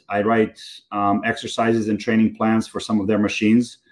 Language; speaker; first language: English; non-native, fluent; Serbian